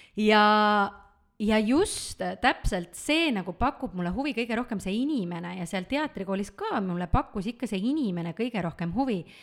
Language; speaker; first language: Estonian; native; Estonian